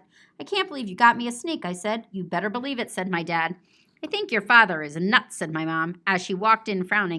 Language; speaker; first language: English; native; English